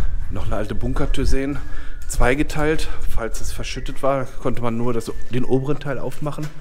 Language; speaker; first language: German; native; German